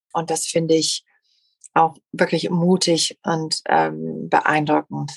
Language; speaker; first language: German; non-native, fluent; English